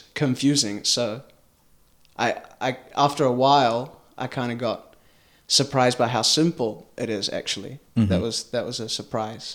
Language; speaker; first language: English; native; English